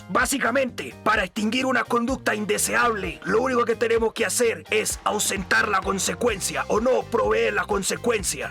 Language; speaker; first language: Spanish; native; Spanish